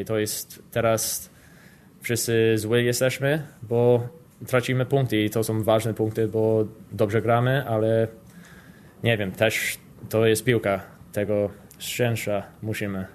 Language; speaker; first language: Polish; non-native, learner; English